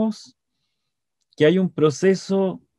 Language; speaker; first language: Spanish; native; Spanish